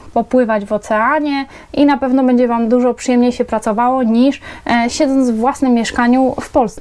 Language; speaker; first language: Polish; native; Polish